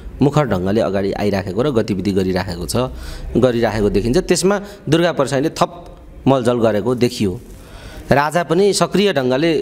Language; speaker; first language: Nepali; native; Nepali